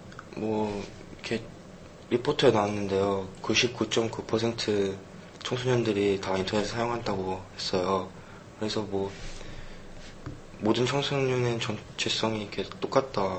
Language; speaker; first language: Korean; early bilingual, heritage; Korean